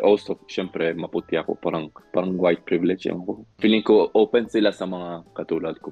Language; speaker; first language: Filipino; non-native, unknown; Swedish